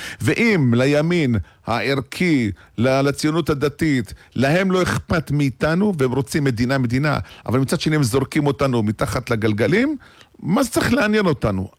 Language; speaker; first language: Hebrew; native; Hebrew